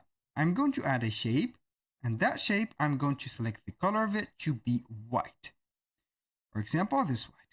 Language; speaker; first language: English; non-native, fluent; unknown